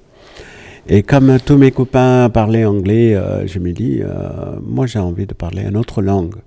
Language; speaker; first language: French; non-native, fluent; Malayalam